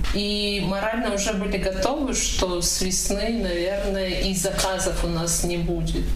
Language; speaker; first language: Russian; non-native, local second language; Tajik